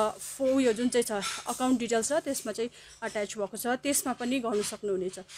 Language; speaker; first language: Nepali; native; Nepali